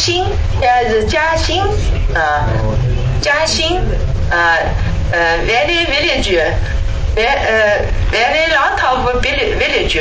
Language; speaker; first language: English; non-native, learner; Chinese